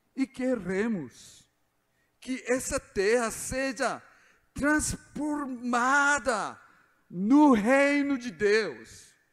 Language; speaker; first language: Portuguese; non-native, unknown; Korean